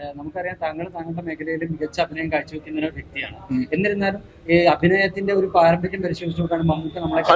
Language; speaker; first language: Malayalam; native; Malayalam